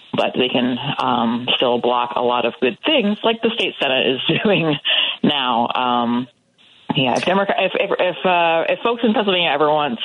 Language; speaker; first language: English; native; English